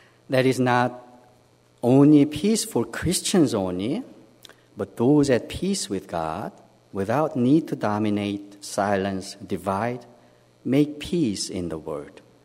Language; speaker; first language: English; non-native, fluent; Korean